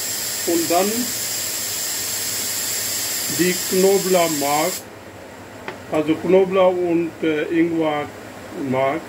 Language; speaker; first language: German; non-native, learner; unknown